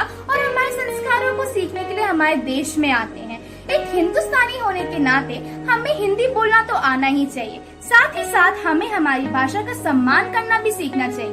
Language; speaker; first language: Hindi; native; Hindi